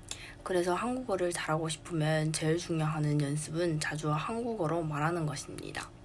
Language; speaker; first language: Korean; non-native, learner; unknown